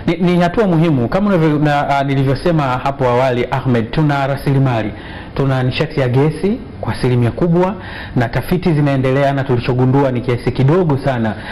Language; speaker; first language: Swahili; native; Swahili